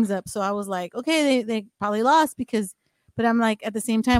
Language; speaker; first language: English; early bilingual, other home language; Spanish